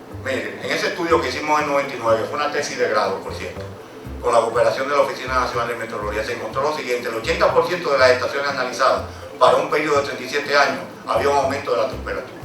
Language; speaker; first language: Spanish; native; Spanish